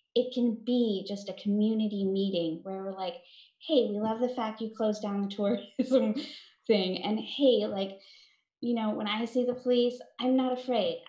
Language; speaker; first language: English; native; English